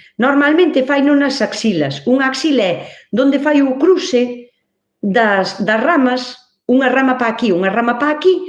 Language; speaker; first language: Galician; native; Galician